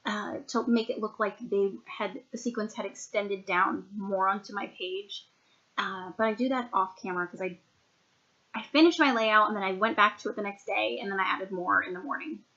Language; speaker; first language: English; native; English